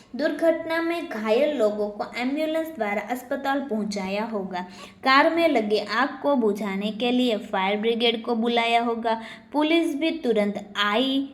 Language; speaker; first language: Hindi; non-native, local second language; Gujarati